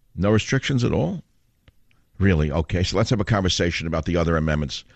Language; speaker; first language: English; native; English